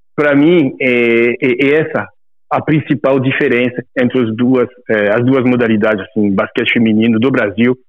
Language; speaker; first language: Portuguese; non-native, fluent; French